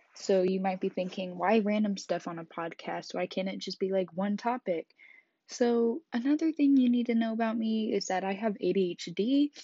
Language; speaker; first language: English; native; English